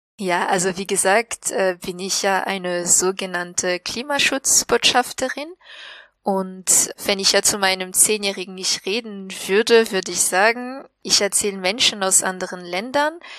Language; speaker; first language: German; non-native, fluent; Malagasy